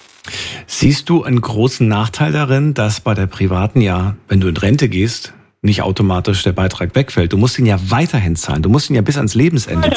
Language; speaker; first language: German; native; German